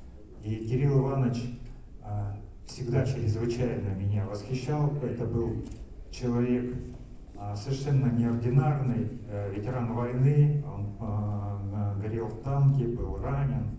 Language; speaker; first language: Russian; native; Russian